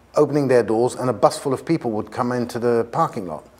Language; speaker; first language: English; native; English